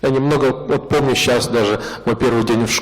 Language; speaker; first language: Russian; native; Russian